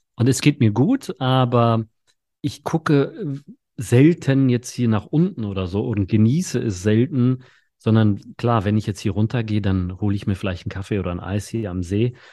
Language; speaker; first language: German; early bilingual, other home language; Polish